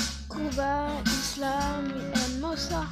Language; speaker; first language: Spanish; non-native, learner; French